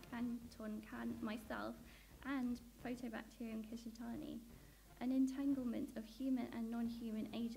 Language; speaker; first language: English; native; English